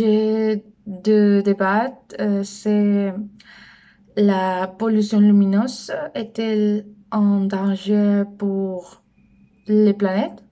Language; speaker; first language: French; non-native, learner; Spanish